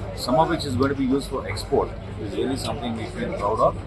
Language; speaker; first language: English; non-native, local second language; Telugu